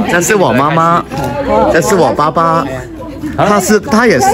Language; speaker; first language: Chinese; non-native, local second language; Cantonese